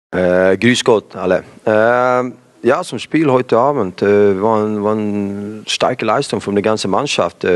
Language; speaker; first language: German; non-native, fluent; Swedish